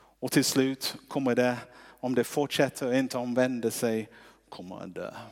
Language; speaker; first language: Swedish; non-native, fluent; English